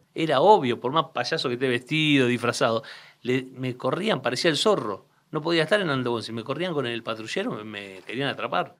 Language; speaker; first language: Spanish; native; Spanish